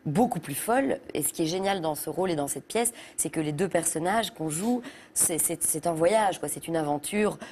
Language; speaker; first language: French; native; French